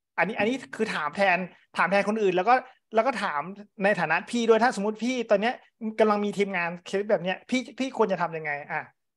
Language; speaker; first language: Thai; native; Thai